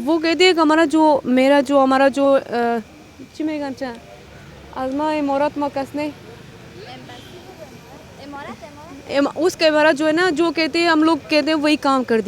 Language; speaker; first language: Hindi; non-native, learner; Persian